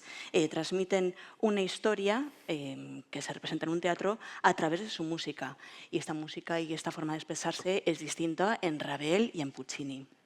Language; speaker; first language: Spanish; native; Spanish